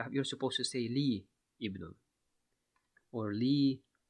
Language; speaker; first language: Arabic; non-native, fluent; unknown